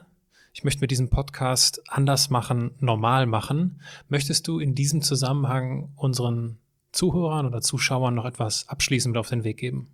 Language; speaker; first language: German; native; German